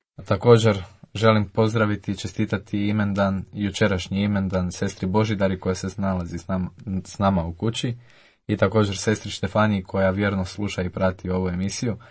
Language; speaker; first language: Croatian; native; Croatian